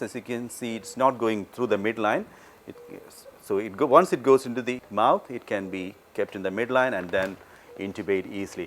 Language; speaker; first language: English; non-native, local second language; Malayalam